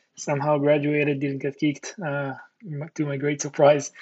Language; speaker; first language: English; non-native, fluent; Hebrew